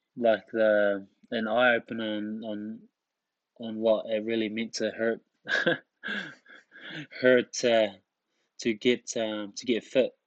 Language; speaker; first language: English; early bilingual, other home language; Tongan